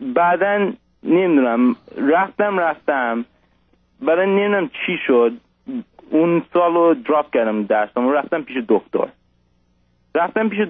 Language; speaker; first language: Persian; early bilingual, heritage; Persian